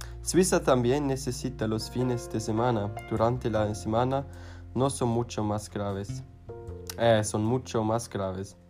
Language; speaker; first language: Spanish; non-native, learner; German